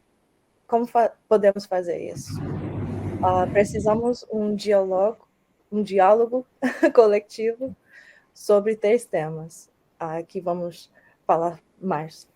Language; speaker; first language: Portuguese; early bilingual, heritage; Portuguese